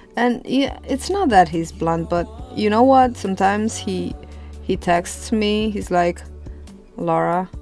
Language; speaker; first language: English; non-native, fluent; Romanian